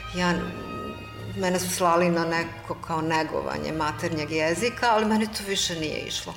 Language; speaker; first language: Serbian; non-native, local second language; Hungarian